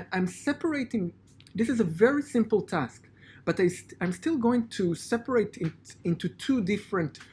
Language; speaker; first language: English; non-native, fluent; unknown